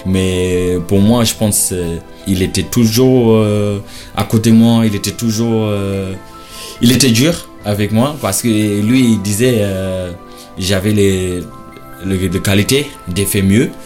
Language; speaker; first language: French; non-native, learner; Shona